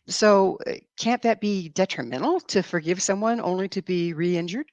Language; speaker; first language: English; native; English